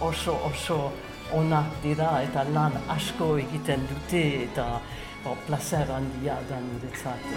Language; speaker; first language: Basque; non-native, learner; English